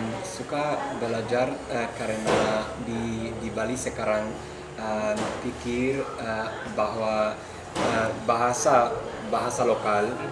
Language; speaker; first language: Indonesian; non-native, learner; English